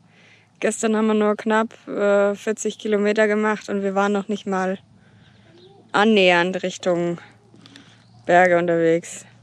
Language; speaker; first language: German; native; German